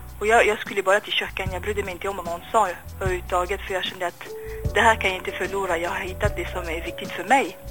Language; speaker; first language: Swedish; non-native, fluent; French